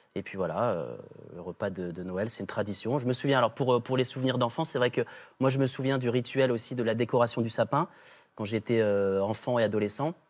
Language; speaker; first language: French; native; French